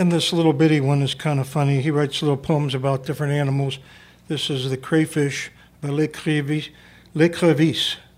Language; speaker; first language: English; native; English